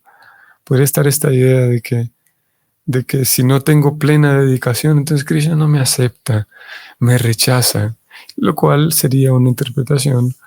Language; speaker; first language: Spanish; native; Spanish